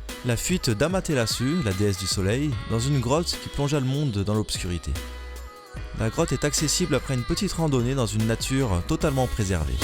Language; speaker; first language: French; native; French